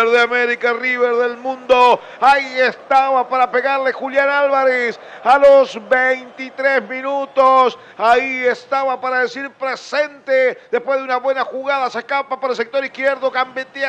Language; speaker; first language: Spanish; native; Spanish